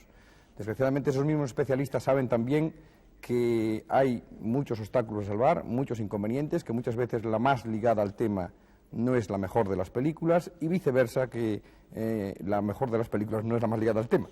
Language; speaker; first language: Spanish; native; Spanish